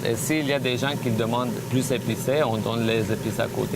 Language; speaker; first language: French; non-native, fluent; Armenian